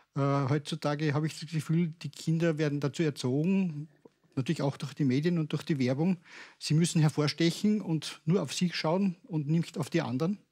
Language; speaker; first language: German; native; German